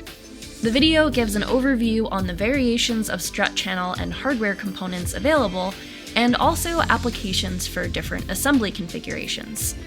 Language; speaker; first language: English; native; English